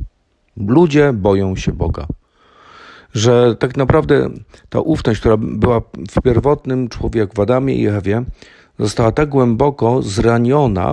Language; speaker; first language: Polish; native; Polish